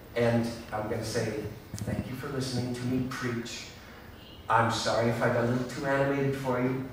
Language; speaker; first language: English; native; English